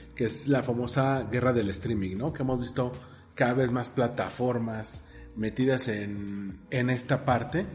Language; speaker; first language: Spanish; native; Spanish